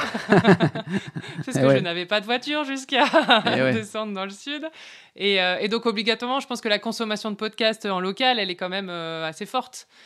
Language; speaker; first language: French; native; French